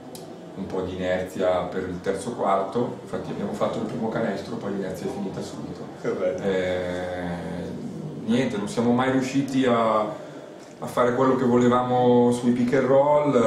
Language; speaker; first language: Italian; native; Italian